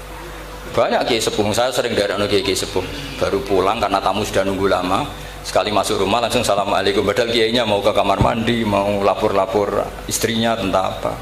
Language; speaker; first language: Indonesian; non-native, local second language; Javanese